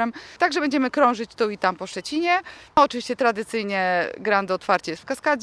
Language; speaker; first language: Polish; native; Polish